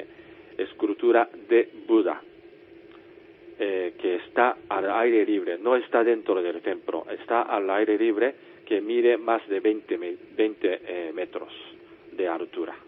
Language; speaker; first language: Spanish; non-native, fluent; Japanese